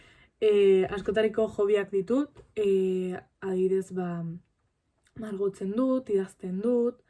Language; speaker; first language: Basque; non-native, local second language; Spanish